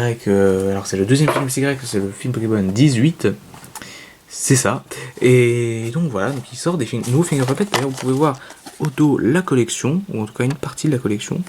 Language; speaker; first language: French; native; French